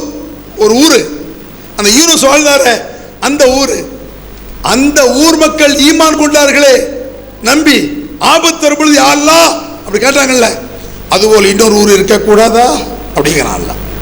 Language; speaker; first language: Tamil; native; Tamil